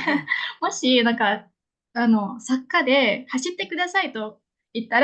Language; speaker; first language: Japanese; non-native, fluent; Indonesian